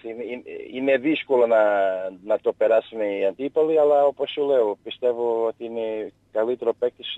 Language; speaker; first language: Greek; non-native, learner; Portuguese